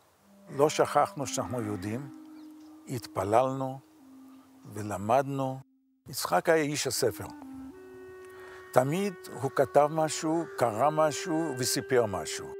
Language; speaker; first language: Hebrew; non-native, fluent; Yiddish